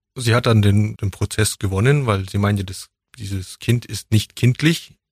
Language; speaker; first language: German; native; German